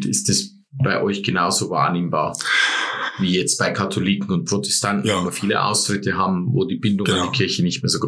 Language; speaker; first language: German; native; German